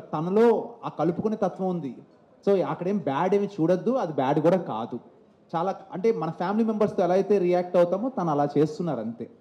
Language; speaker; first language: Telugu; native; Telugu